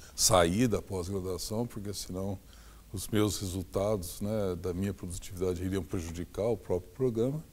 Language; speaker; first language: Portuguese; native; Portuguese